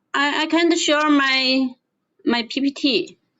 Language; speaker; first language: English; non-native, learner; Chinese